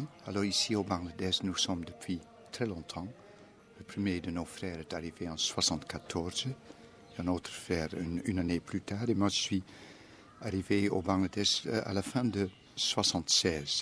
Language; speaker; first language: French; non-native, fluent; Dutch